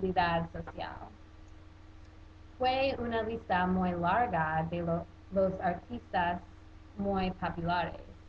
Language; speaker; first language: Spanish; non-native, learner; English